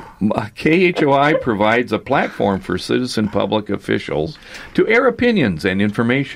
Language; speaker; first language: English; native; English